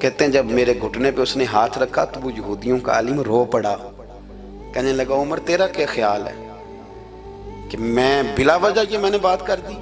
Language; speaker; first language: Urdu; non-native, local second language; Punjabi